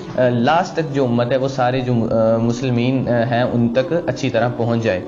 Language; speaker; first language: Urdu; native; Urdu